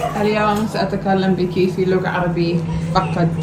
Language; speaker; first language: Arabic; non-native, learner; English